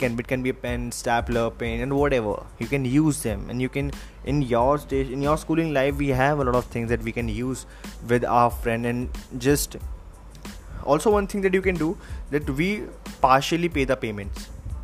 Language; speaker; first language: English; non-native, local second language; Hindi